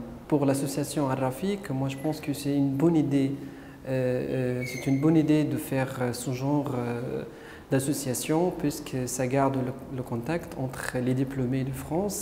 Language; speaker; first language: French; non-native, fluent; Arabic